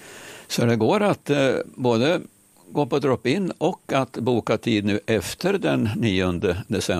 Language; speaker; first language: Swedish; native; Swedish